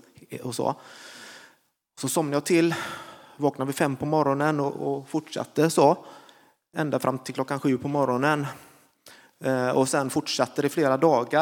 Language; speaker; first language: Swedish; native; Swedish